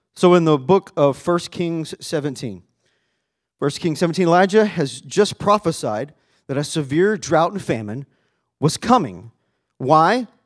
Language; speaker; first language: English; native; English